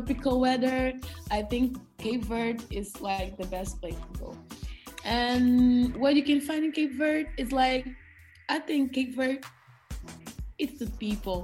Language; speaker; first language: English; non-native, learner; Kabuverdianu